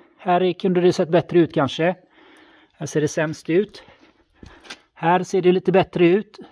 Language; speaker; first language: Swedish; native; Swedish